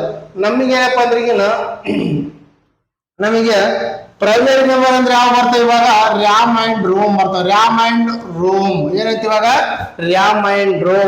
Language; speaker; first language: Kannada; native; Kannada